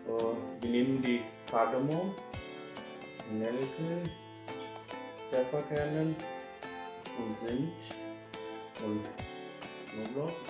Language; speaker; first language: German; non-native, fluent; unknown